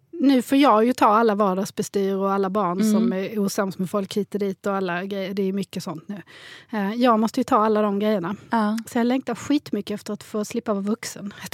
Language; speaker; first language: Swedish; native; Swedish